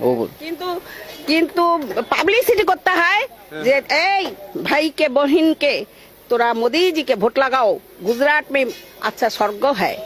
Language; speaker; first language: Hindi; non-native, local second language; Bangla